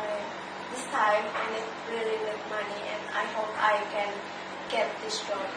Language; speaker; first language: English; non-native, learner; Indonesian